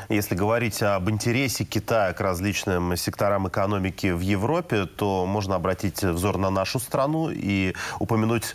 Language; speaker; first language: Russian; native; Russian